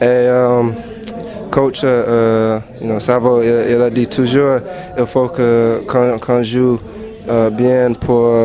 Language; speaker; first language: French; non-native, learner; English